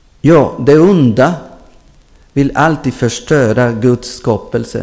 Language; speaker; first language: Swedish; non-native, fluent; Spanish